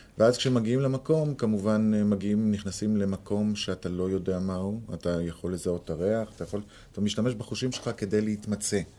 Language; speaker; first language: Hebrew; native; Hebrew